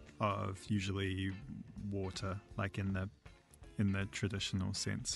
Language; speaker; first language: English; native; English